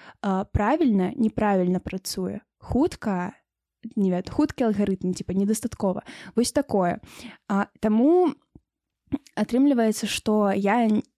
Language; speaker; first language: Belarusian; non-native, local second language; Russian